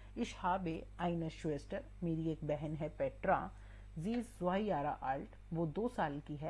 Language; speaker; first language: German; non-native, fluent; Hindi